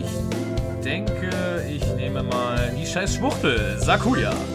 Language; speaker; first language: German; native; German